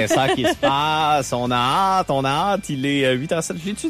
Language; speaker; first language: French; native; French